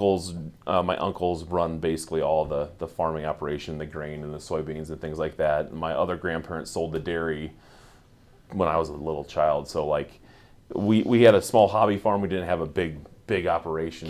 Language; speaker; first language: English; native; English